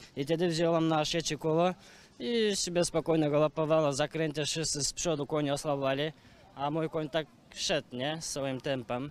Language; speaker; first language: Polish; non-native, learner; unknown